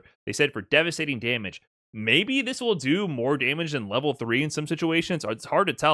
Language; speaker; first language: English; native; English